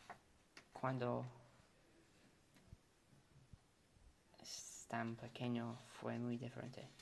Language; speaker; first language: Spanish; non-native, learner; English